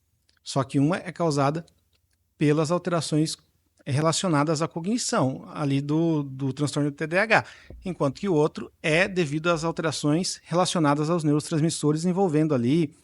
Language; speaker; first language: Portuguese; native; Portuguese